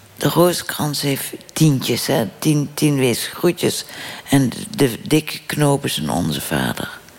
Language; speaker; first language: Dutch; native; Dutch